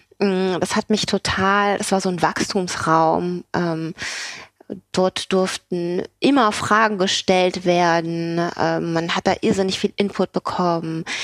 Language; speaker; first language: German; native; German